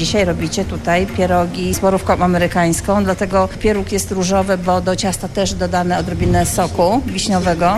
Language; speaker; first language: Polish; native; Polish